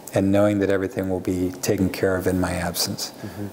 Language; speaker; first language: English; native; English